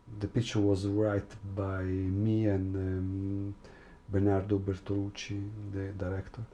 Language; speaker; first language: English; non-native, learner; Italian